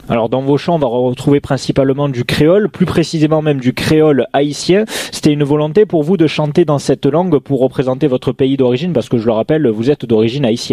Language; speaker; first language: French; native; French